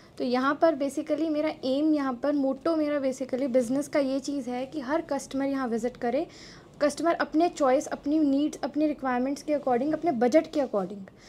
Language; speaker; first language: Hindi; non-native, local second language; Punjabi